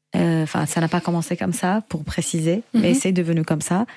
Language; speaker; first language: French; non-native, fluent; Arabic